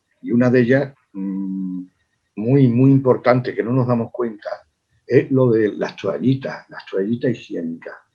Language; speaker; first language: Spanish; native; Spanish